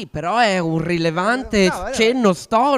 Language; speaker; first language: Italian; native; Italian